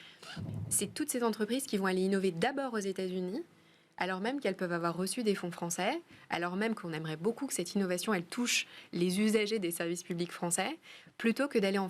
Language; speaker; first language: French; native; French